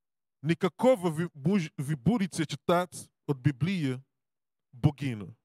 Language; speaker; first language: Russian; non-native, learner; English